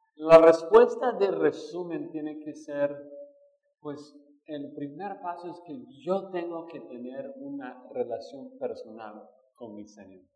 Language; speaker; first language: Spanish; non-native, fluent; English